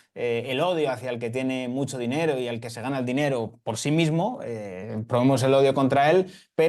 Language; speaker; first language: Spanish; native; Spanish